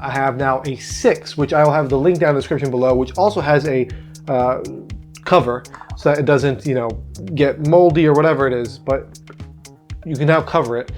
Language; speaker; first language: English; native; English